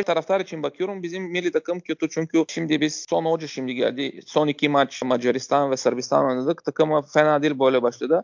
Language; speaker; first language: Turkish; non-native, learner; Bulgarian